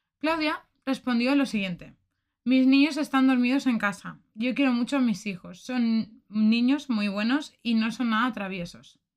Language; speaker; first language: Spanish; native; Spanish